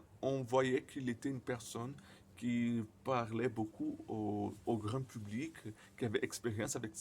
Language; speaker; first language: French; non-native, learner; Portuguese